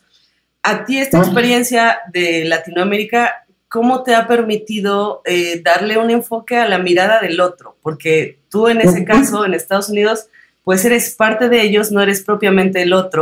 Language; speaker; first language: Spanish; native; Spanish